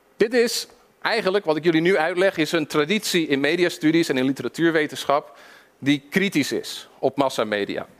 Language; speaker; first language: Dutch; early bilingual, other home language; English